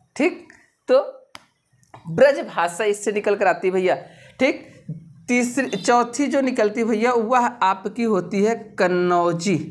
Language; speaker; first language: Hindi; native; Hindi